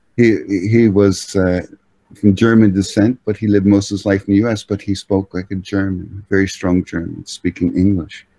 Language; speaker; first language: English; native; English